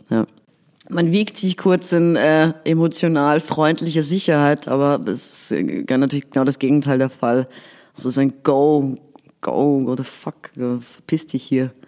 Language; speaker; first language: German; native; German